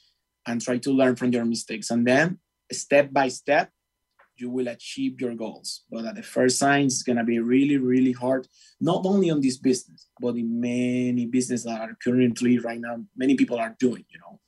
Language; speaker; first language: English; non-native, fluent; Spanish